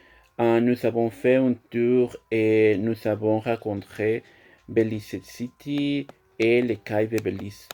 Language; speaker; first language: French; non-native, learner; Spanish